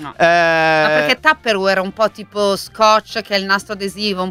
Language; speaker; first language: Italian; native; Italian